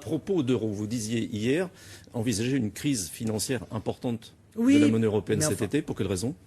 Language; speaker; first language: French; native; French